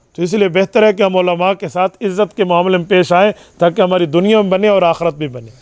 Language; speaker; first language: Urdu; non-native, local second language; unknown